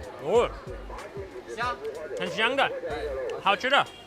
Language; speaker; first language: Chinese; non-native, learner; English